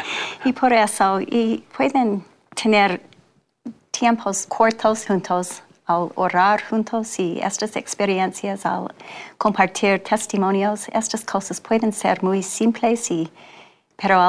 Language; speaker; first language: Spanish; non-native, fluent; English